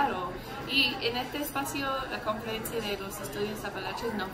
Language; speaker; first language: Spanish; early bilingual, heritage; English